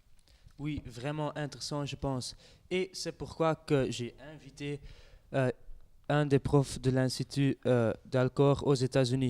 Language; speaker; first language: French; non-native, learner; Dutch